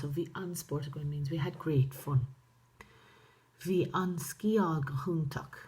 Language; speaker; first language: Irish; non-native, local second language; English